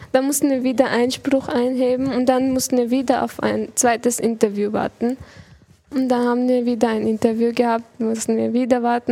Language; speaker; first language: German; early bilingual, other home language; Chechen